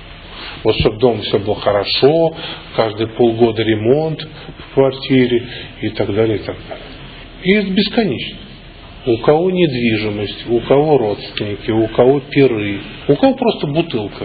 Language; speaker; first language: Russian; native; Russian